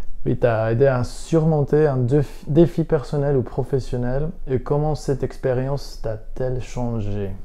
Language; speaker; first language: French; non-native, learner; Spanish